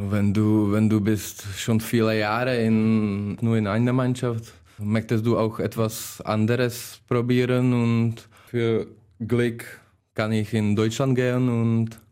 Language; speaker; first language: German; non-native, learner; Czech